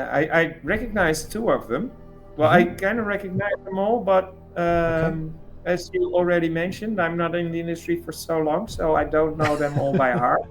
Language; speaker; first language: English; non-native, fluent; Dutch